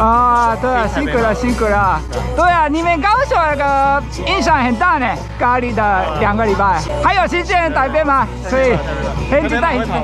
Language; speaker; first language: Chinese; non-native, fluent; Japanese